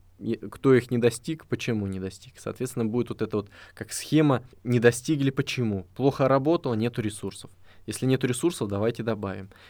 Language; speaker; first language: Russian; native; Russian